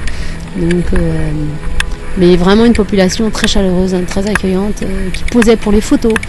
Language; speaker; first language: French; native; French